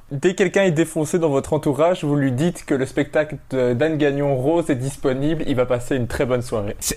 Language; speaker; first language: French; native; French